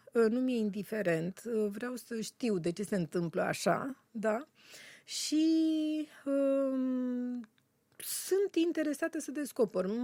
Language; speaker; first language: Romanian; native; Romanian